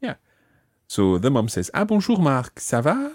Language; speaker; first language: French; non-native, fluent; English